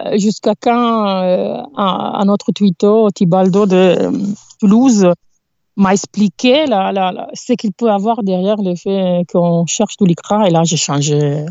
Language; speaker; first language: French; non-native, fluent; Italian